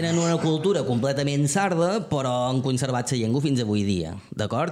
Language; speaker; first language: Catalan; native; Catalan